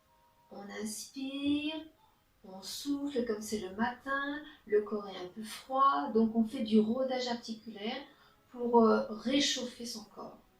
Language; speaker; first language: French; native; French